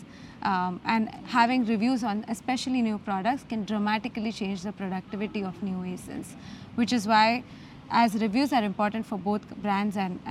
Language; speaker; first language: English; non-native, local second language; Gujarati